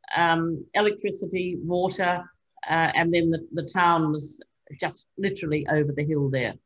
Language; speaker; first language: English; native; English